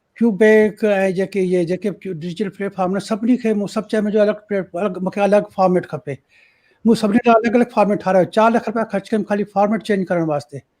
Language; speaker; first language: Sindhi; early bilingual, heritage; Sindhi